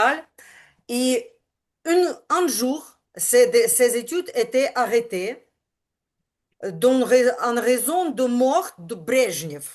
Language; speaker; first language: French; non-native, learner; Ukrainian